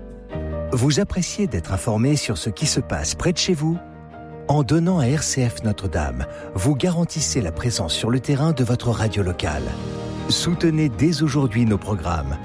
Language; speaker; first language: French; native; French